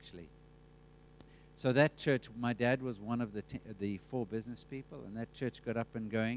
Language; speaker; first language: English; native; English